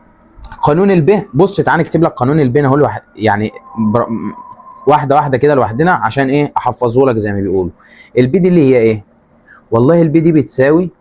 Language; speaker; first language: Arabic; native; Arabic